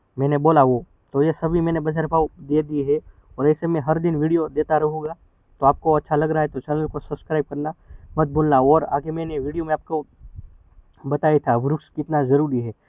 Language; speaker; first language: Hindi; non-native, local second language; Gujarati